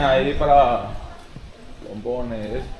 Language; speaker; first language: Spanish; native; Spanish